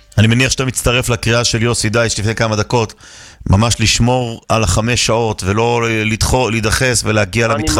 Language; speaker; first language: Hebrew; native; Hebrew